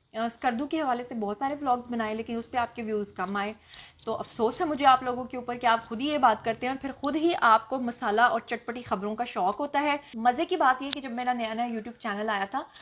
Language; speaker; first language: Urdu; non-native, local second language; Punjabi